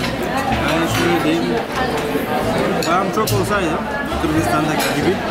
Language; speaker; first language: Turkish; non-native, learner; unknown